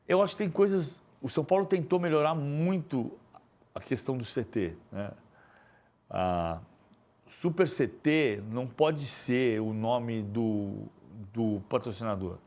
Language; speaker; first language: Portuguese; native; Portuguese